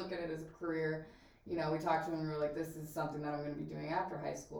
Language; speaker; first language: English; native; English